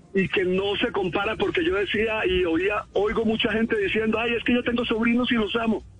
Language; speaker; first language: Spanish; native; Spanish